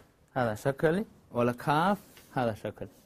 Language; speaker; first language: Arabic; non-native, learner; Chinese